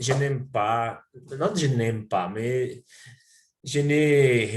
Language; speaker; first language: French; non-native, learner; Portuguese